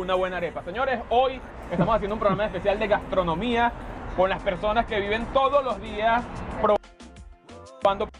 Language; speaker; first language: Spanish; native; Spanish